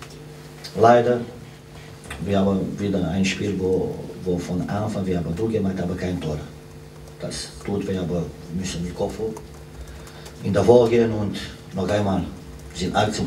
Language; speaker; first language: German; non-native, fluent; Romanian